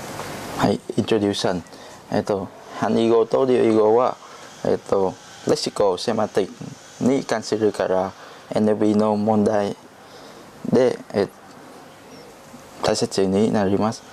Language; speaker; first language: Japanese; non-native, learner; Vietnamese